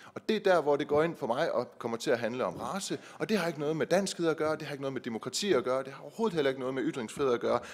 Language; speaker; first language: Danish; early bilingual, other home language; Persian